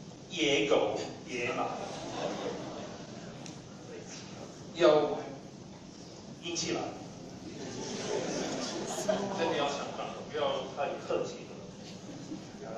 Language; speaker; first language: Chinese; non-native, fluent; English